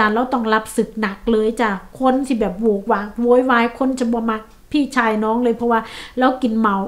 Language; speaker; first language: Thai; non-native, local second language; Lao